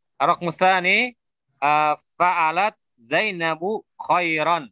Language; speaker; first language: Indonesian; native; Indonesian